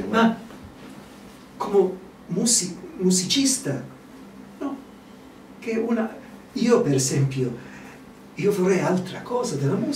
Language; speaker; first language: Italian; non-native, fluent; English